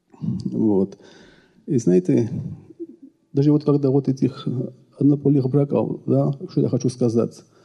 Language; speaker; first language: Russian; non-native, local second language; Georgian